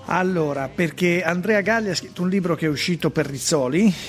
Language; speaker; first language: Italian; native; Italian